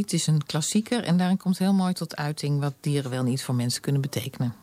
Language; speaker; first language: Dutch; native; Dutch